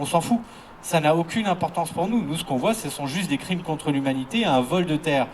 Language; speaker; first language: French; native; French